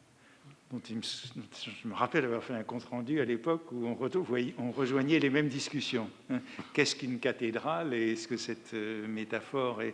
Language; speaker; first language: French; native; French